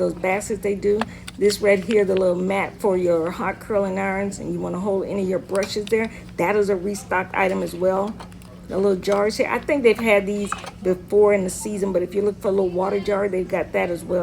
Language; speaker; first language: English; native; English